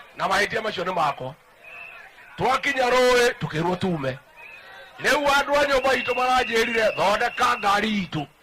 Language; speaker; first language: Swahili; non-native, local second language; Kikuyu